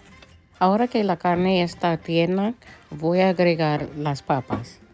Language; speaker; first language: Spanish; early bilingual, heritage; English